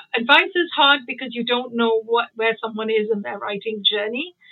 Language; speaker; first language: English; non-native, local second language; Gujarati